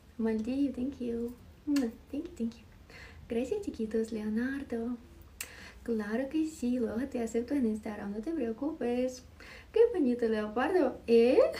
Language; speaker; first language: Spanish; non-native, learner; Russian